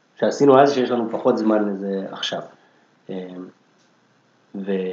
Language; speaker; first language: Hebrew; native; Hebrew